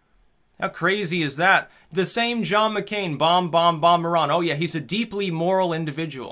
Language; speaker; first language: English; native; English